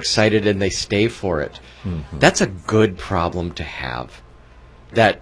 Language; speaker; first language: English; native; English